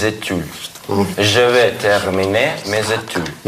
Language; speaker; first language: French; non-native, learner; Russian